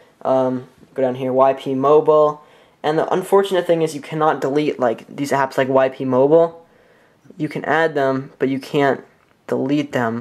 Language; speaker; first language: English; native; English